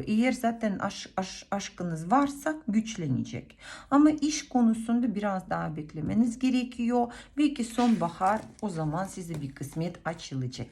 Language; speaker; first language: Turkish; non-native, fluent; Russian